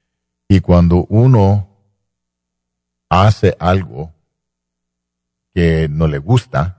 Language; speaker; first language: Spanish; non-native, fluent; English